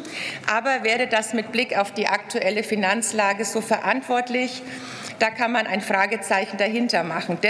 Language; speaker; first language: German; native; German